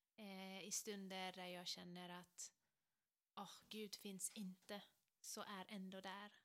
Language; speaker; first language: Swedish; non-native, fluent; Persian